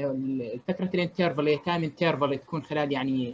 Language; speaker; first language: Arabic; native; Arabic